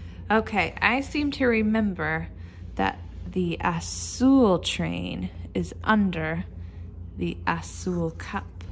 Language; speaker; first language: English; native; English